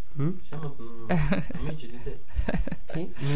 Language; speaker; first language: Italian; non-native, learner; Punjabi